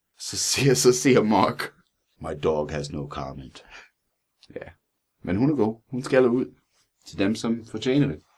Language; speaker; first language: Danish; non-native, fluent; English